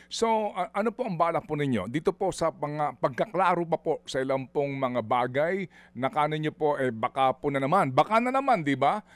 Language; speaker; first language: Filipino; native; Filipino